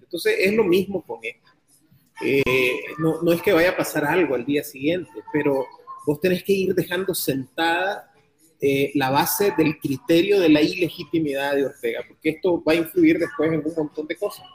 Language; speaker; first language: Spanish; native; Spanish